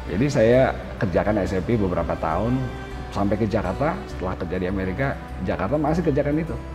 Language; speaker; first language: Indonesian; native; Indonesian